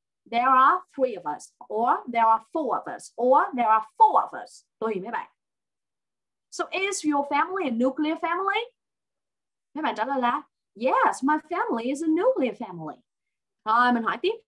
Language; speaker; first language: English; non-native, fluent; Vietnamese